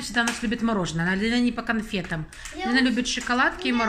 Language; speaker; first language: Russian; native; Russian